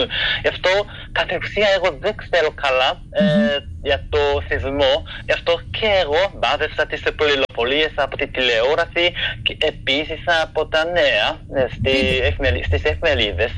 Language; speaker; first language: Greek; non-native, fluent; Japanese